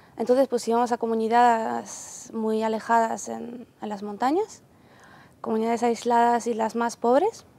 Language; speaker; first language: Spanish; non-native, fluent; Ukrainian